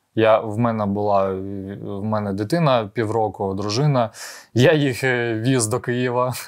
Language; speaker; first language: Ukrainian; non-native, local second language; Russian